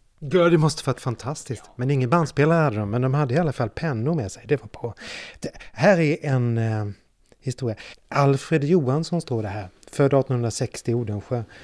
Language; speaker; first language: Swedish; native; Swedish